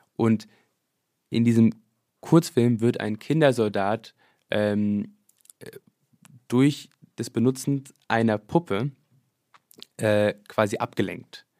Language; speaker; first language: German; early bilingual, other home language; English